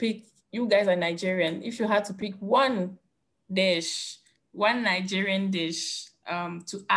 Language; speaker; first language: English; non-native, local second language; French